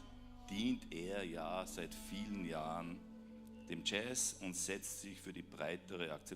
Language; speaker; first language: German; native; German